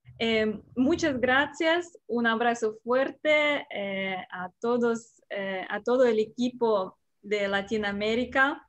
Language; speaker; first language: Spanish; non-native, learner; Russian